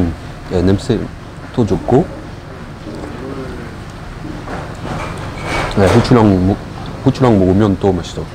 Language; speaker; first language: Korean; non-native, learner; French